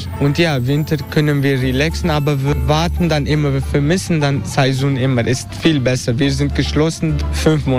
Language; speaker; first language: German; non-native, learner; Turkish